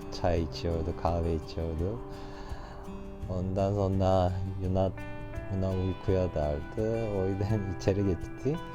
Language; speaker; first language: Turkish; non-native, learner; Korean